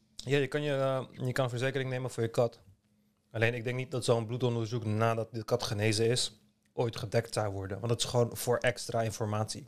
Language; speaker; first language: Dutch; early bilingual, other home language; Turkish